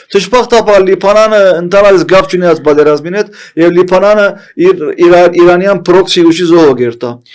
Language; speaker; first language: Armenian; early bilingual, heritage; Armenian